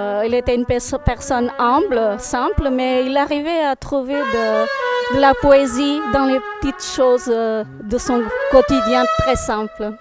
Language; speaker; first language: French; non-native, fluent; Portuguese